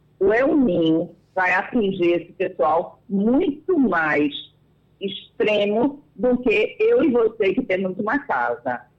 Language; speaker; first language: Portuguese; early bilingual, other home language; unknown